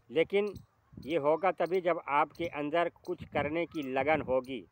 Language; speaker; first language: Hindi; native; Hindi